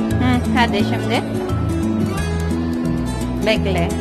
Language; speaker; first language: Turkish; non-native, learner; Filipino